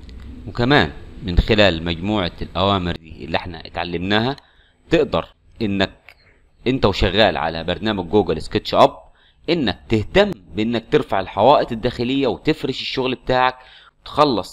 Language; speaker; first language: Arabic; native; Arabic